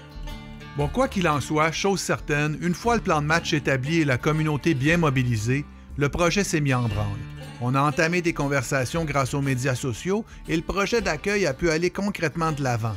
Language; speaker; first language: French; native; French